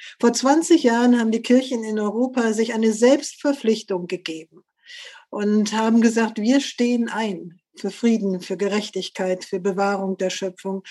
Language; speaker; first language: German; native; German